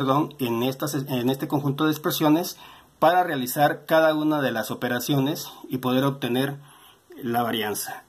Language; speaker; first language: Spanish; native; Spanish